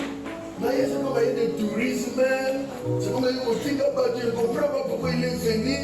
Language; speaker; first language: French; non-native, local second language; Lingala